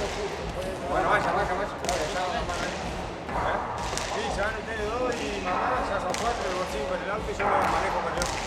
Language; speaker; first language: Spanish; native; Spanish